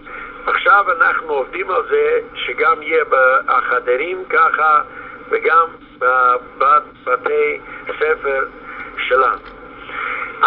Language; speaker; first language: Hebrew; non-native, fluent; Yiddish